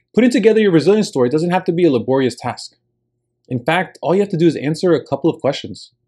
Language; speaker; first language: English; early bilingual, other home language; Spanish